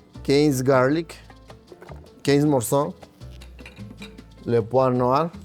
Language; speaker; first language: French; non-native, fluent; Spanish